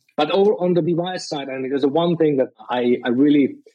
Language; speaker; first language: English; non-native, fluent; Finnish